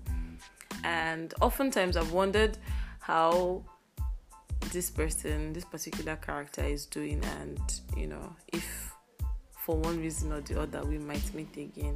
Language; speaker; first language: English; non-native, local second language; Yoruba